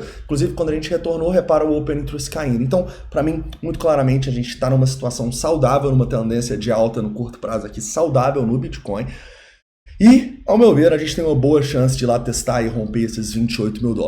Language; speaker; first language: Portuguese; native; Portuguese